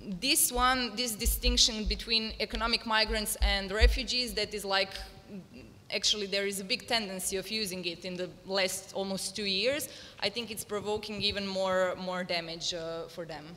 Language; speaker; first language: English; non-native, fluent; Serbian